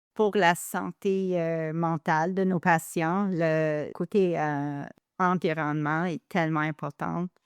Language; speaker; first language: French; non-native, local second language; English